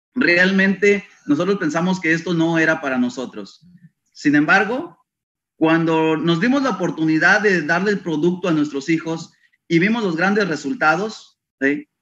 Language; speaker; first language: Spanish; native; Spanish